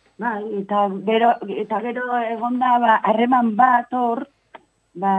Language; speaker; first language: Basque; non-native, local second language; Spanish